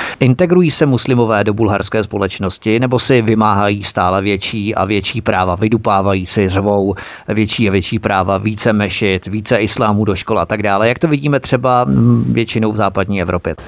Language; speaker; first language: Czech; native; Czech